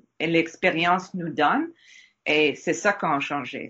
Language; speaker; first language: French; non-native, learner; English